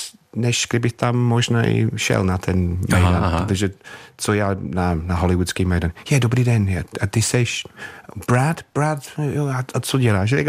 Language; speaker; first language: Czech; non-native, fluent; English